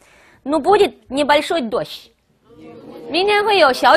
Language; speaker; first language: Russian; non-native, fluent; Chinese